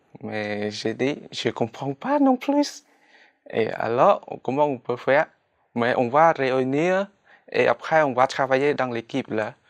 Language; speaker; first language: French; non-native, fluent; Khmer